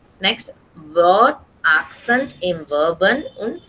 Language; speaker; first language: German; non-native, fluent; Tamil